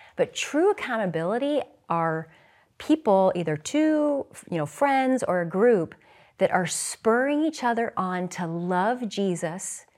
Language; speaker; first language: English; native; English